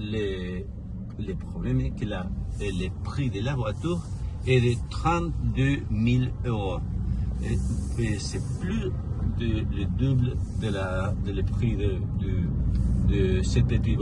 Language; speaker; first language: French; non-native, learner; Spanish